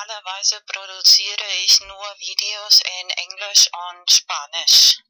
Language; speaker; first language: German; non-native, fluent; Spanish